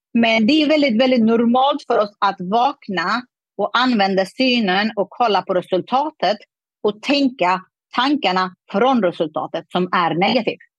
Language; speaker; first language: Swedish; non-native, fluent; Persian